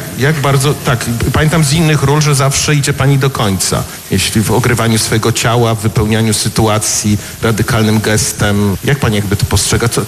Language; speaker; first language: Polish; native; Polish